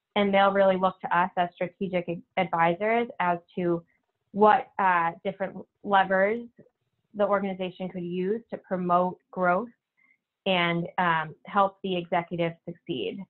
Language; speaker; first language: English; native; English